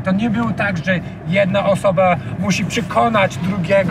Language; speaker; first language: Polish; non-native, learner; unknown